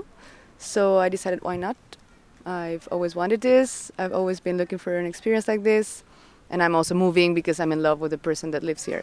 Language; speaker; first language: English; non-native, fluent; Spanish